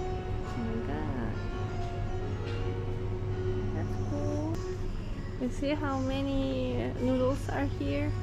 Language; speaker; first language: English; non-native, fluent; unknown